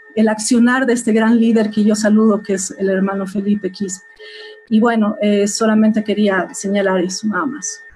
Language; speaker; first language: Spanish; native; Spanish